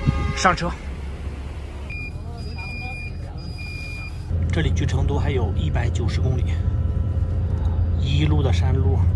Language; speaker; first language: Chinese; native; Chinese